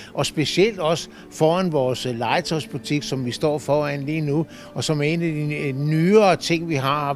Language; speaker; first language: Danish; native; Danish